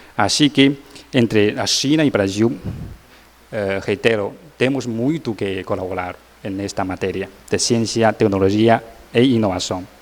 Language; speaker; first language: Portuguese; non-native, learner; Chinese